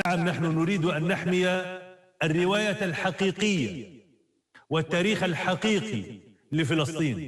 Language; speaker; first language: Arabic; native; Arabic